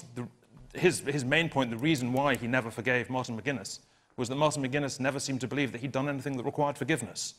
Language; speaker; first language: English; native; English